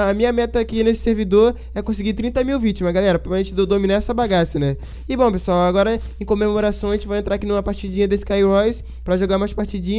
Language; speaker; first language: Portuguese; native; Portuguese